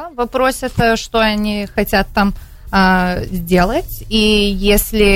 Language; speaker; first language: Russian; early bilingual, heritage; Russian